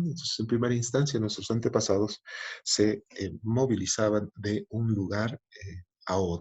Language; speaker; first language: Spanish; native; Spanish